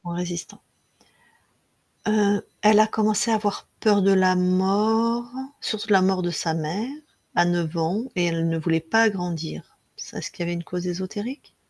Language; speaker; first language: French; native; French